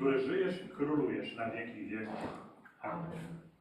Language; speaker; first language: Polish; native; Polish